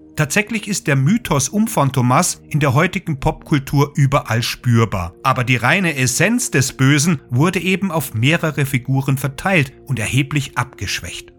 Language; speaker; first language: German; native; German